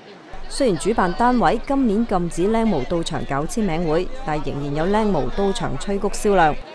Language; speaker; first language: Cantonese; native; Cantonese